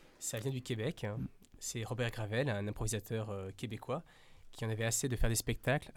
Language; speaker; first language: French; native; French